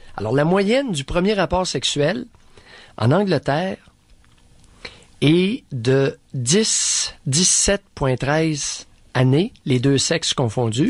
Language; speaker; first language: French; native; French